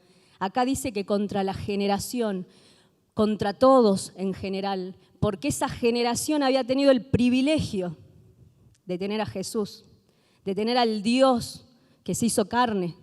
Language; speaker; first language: Spanish; native; Spanish